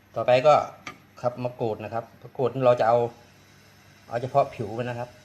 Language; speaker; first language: Thai; native; Thai